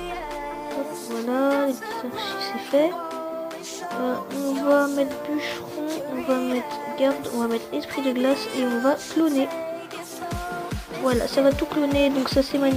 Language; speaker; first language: French; native; French